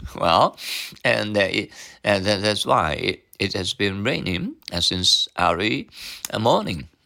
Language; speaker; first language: English; non-native, learner; Japanese